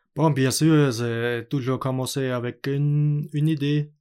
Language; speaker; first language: French; non-native, learner; German